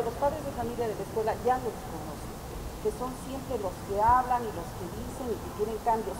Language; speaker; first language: Spanish; native; Spanish